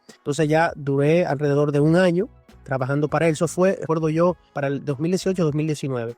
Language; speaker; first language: Spanish; native; Spanish